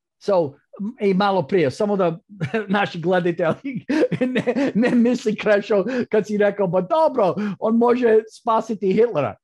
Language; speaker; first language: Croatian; early bilingual, heritage; Croatian